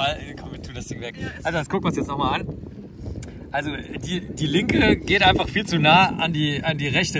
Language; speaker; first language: German; native; German